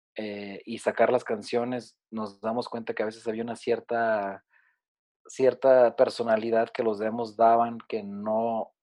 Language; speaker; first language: Spanish; native; Spanish